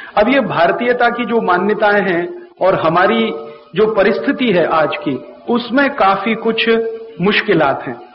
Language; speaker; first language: Hindi; native; Hindi